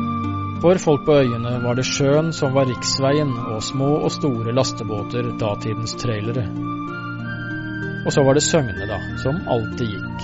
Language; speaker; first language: Norwegian; native; Norwegian